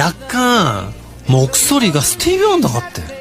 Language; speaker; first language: Korean; non-native, learner; Japanese